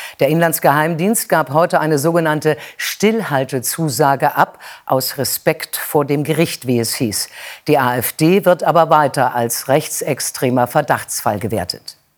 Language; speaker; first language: German; native; German